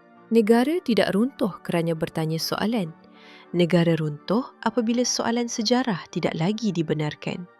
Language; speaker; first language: Malay; native; Malay